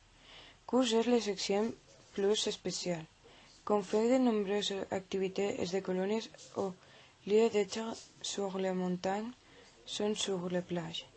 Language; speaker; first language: French; non-native, learner; Catalan